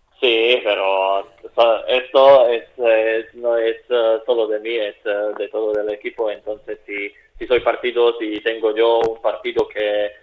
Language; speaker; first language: Spanish; non-native, fluent; Slovak